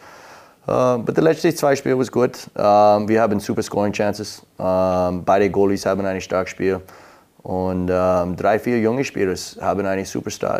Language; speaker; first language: German; non-native, learner; English